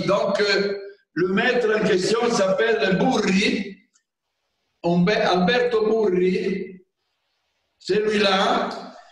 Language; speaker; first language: French; non-native, fluent; Italian